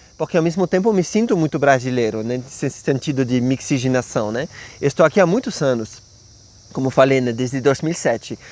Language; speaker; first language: Portuguese; non-native, fluent; French